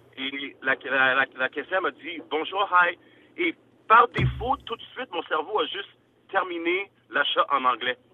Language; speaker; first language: French; native; French